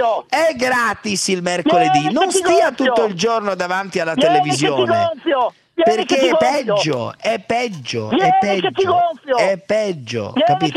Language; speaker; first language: Italian; native; Italian